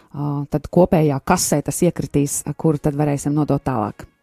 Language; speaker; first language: Latvian; native; Latvian